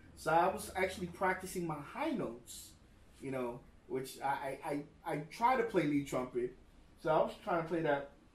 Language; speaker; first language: English; early bilingual, other home language; Spanish